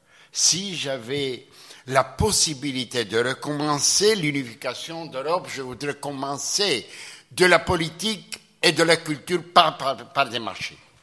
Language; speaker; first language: French; non-native, fluent; Greek